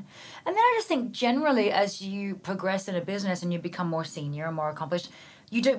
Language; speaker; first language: English; native; English